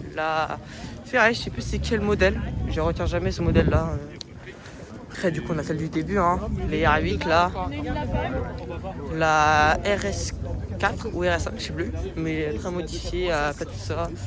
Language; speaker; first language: French; native; French